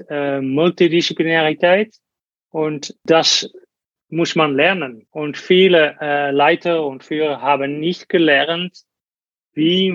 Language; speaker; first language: German; non-native, learner; Dutch